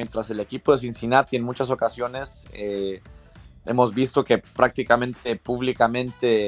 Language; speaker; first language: Spanish; native; Spanish